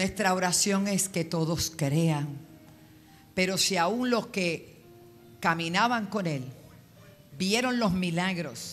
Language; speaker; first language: Spanish; native; Spanish